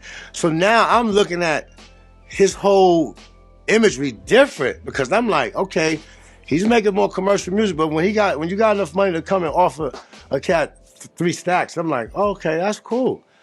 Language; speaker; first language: English; native; English